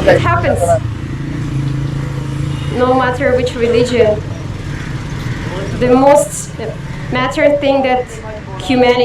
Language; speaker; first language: English; non-native, fluent; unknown